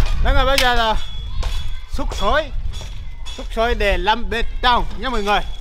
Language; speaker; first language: Vietnamese; non-native, learner; Portuguese